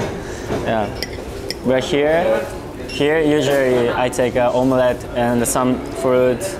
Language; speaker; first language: English; non-native, learner; Japanese